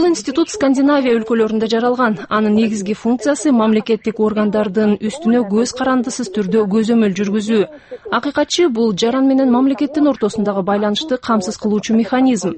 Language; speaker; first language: Kyrgyz; native; Kyrgyz